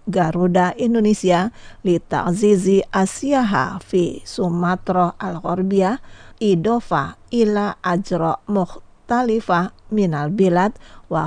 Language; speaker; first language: Arabic; non-native, fluent; Indonesian